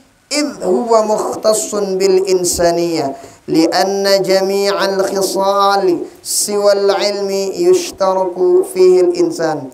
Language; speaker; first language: Arabic; non-native, fluent; Indonesian